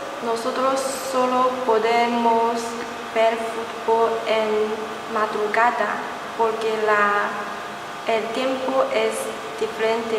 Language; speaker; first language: Spanish; non-native, learner; Chinese